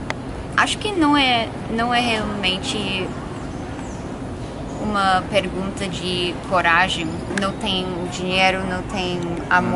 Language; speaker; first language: Portuguese; non-native, fluent; English